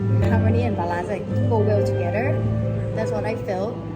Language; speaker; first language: English; non-native, learner; Thai